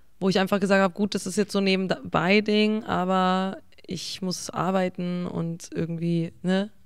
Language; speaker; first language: German; early bilingual, other home language; English